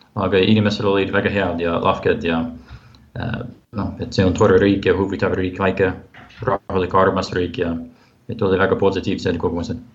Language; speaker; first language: Estonian; non-native, fluent; English